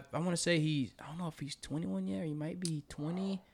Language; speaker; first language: English; native; English